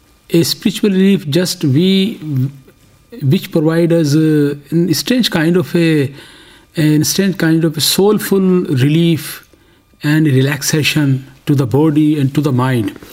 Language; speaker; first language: English; non-native, local second language; Hindi